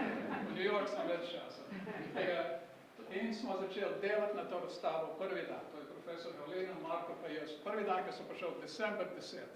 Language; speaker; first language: Slovenian; early bilingual, heritage; Slovenian